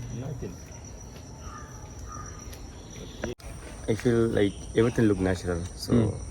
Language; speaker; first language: English; non-native, learner; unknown